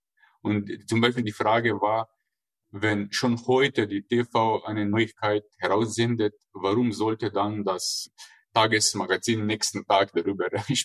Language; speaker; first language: German; non-native, fluent; Slovenian